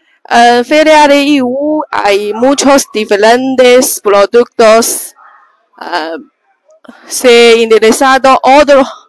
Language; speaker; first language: Spanish; non-native, learner; Chinese